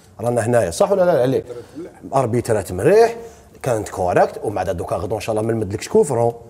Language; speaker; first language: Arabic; native; Arabic